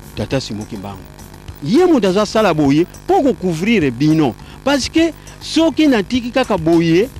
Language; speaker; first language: Lingala; non-native, local second language; Kongo